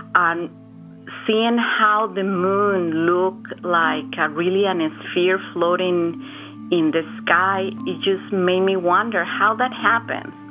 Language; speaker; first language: English; non-native, fluent; Spanish